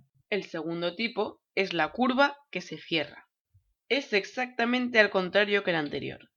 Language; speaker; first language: Spanish; native; Spanish